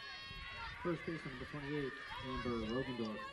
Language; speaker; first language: English; native; English